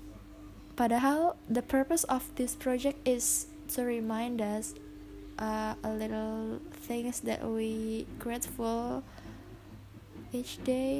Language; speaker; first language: English; non-native, fluent; Indonesian